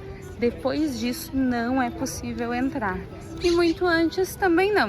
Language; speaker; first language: Portuguese; native; Portuguese